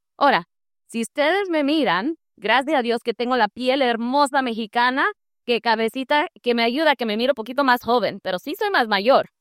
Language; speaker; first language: Spanish; early bilingual, heritage; Spanish